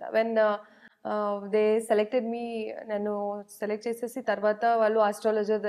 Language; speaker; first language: Telugu; non-native, learner; Kannada